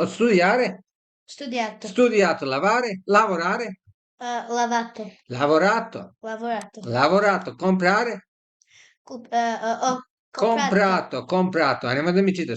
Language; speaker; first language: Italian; non-native, fluent; Serbian